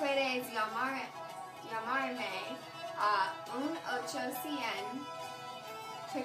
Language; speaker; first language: Spanish; non-native, learner; English